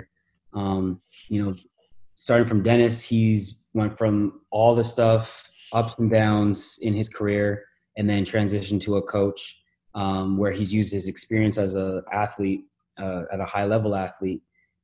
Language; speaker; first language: English; native; English